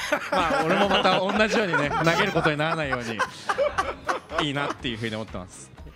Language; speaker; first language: Japanese; native; Japanese